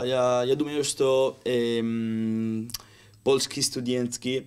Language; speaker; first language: Russian; non-native, learner; Italian